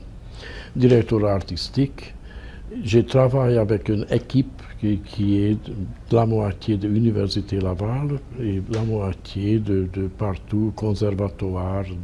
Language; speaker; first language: French; non-native, fluent; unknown